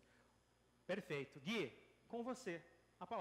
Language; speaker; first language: Portuguese; native; Portuguese